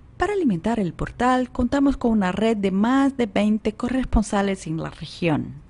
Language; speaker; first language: Spanish; non-native, fluent; Portuguese